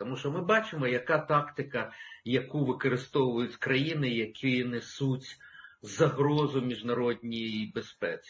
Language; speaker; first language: Ukrainian; native; Ukrainian